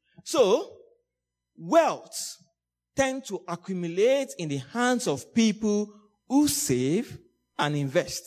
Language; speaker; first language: English; non-native, local second language; Yoruba